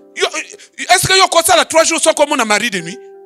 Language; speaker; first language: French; non-native, local second language; Lingala